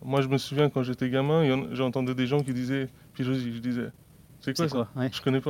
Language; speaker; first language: French; early bilingual, heritage; Persian